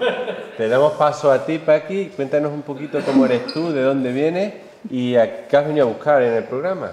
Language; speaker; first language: Spanish; native; Spanish